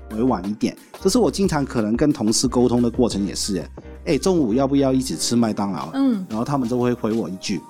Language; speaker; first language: Chinese; non-native, local second language; Cantonese